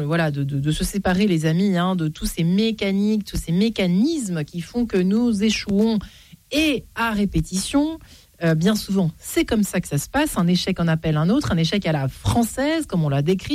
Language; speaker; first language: French; native; French